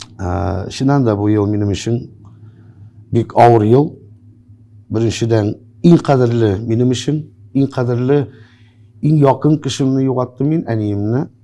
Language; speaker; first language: Tatar; non-native, local second language; Russian